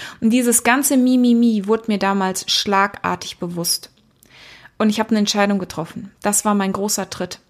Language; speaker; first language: German; early bilingual, heritage; German